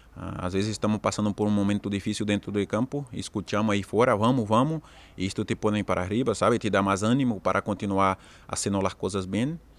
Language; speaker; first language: Portuguese; native; Portuguese